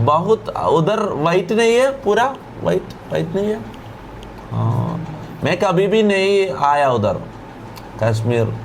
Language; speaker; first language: Hindi; non-native, local second language; Malayalam